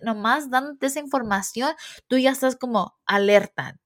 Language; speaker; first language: Spanish; early bilingual, heritage; Spanish